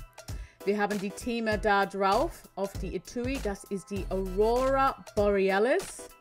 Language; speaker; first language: German; non-native, learner; English